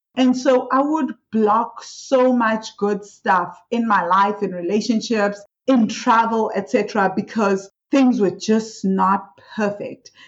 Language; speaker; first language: English; non-native, local second language; Swati